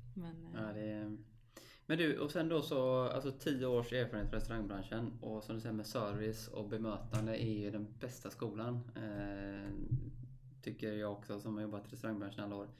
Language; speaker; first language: Swedish; native; Swedish